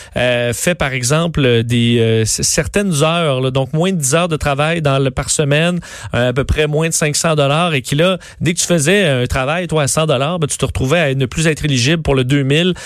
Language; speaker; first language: French; native; French